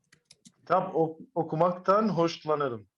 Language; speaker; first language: Turkish; non-native, fluent; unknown